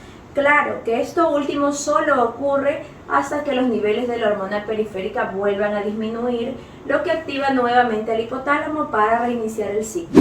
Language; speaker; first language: Spanish; native; Spanish